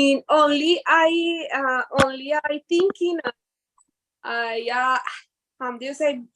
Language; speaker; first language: English; non-native, learner; Spanish